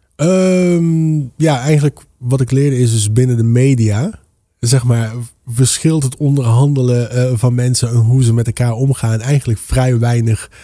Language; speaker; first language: Dutch; early bilingual, other home language; Papiamento